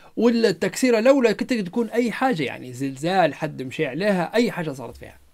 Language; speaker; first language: Arabic; non-native, local second language; Berber languages